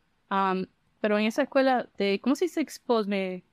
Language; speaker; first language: Spanish; early bilingual, heritage; Spanish